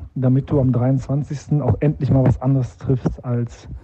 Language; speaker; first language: German; native; German